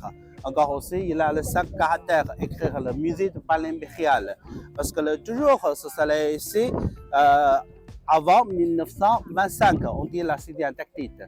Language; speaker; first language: French; non-native, learner; Chinese